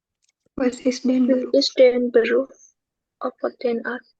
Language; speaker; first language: German; non-native, learner; Indonesian